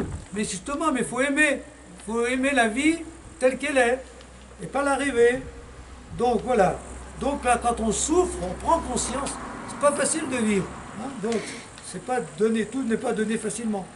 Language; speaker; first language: French; native; French